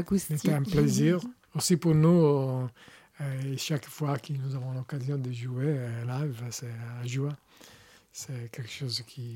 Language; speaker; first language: French; non-native, learner; Italian